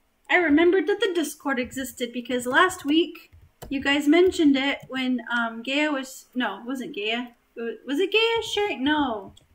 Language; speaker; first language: English; native; English